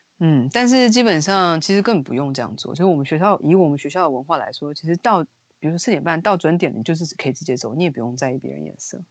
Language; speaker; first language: Chinese; native; Chinese